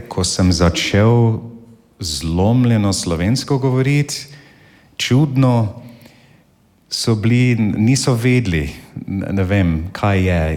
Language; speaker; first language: Slovenian; non-native, fluent; English